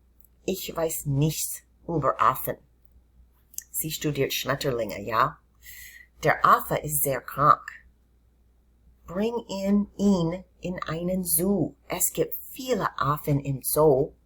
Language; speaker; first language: German; non-native, fluent; English